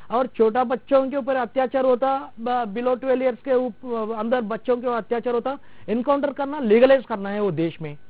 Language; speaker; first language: Hindi; non-native, local second language; Telugu